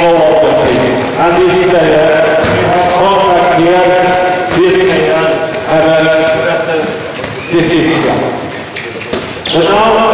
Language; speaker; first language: English; non-native, learner; Swedish